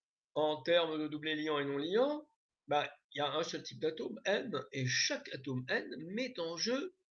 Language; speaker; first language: French; native; French